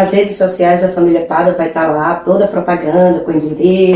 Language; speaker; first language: Spanish; non-native, learner; Portuguese